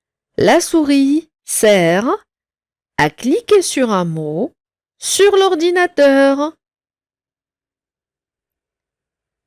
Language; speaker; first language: French; non-native, local second language; Arabic